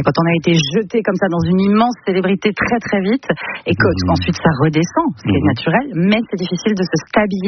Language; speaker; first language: French; native; French